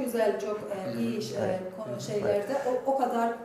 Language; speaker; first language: Turkish; non-native, fluent; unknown